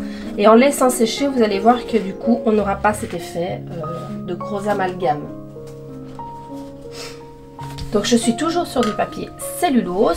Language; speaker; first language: French; native; French